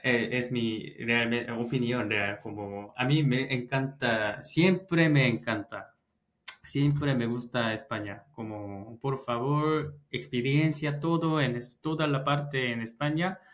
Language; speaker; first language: Spanish; non-native, learner; Korean